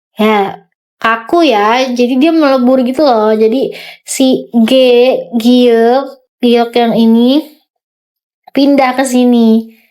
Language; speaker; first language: Indonesian; native; Indonesian